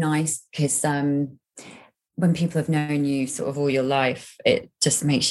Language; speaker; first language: English; native; English